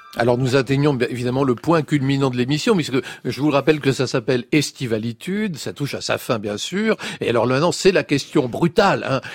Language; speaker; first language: French; native; French